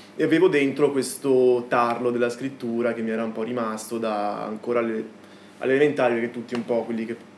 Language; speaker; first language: Italian; native; Italian